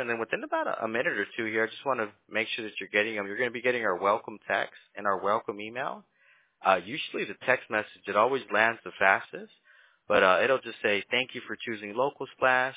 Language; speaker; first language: English; early bilingual, other home language; Spanish